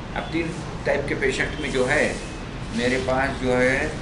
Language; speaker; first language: Hindi; non-native, local second language; Marathi